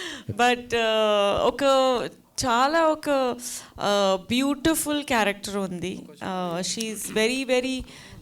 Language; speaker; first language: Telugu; non-native, fluent; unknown